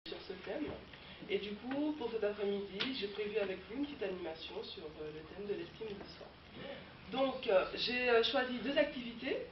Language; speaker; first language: French; native; French